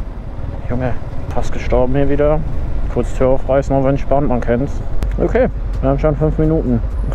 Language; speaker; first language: German; native; German